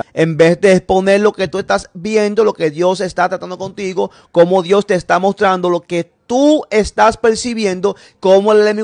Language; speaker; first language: Spanish; native; Spanish